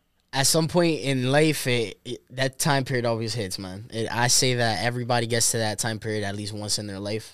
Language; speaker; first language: English; early bilingual, other home language; Spanish